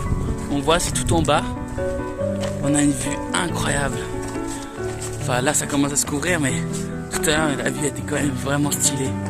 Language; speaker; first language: French; native; French